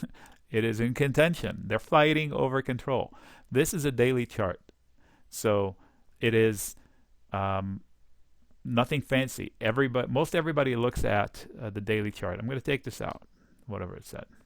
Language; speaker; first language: English; native; English